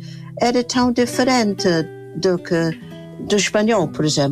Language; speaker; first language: Portuguese; non-native, fluent; English